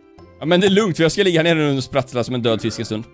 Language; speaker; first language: Swedish; native; Swedish